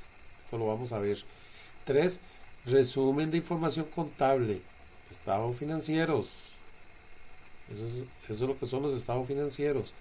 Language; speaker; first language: Spanish; native; Spanish